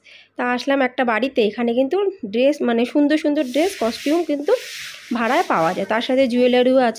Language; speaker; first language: Bangla; native; Bangla